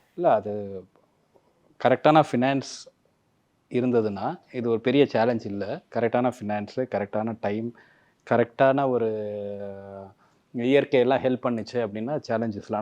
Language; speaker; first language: Tamil; native; Tamil